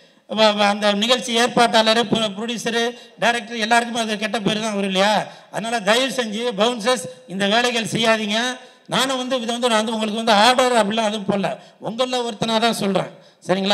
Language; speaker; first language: Tamil; native; Tamil